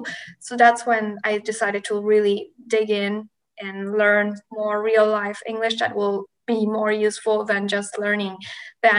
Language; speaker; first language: English; non-native, fluent; Spanish